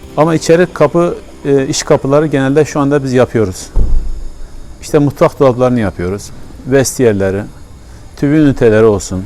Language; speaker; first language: Turkish; native; Turkish